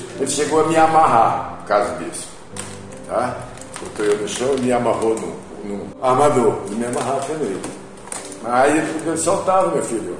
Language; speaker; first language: Portuguese; native; Portuguese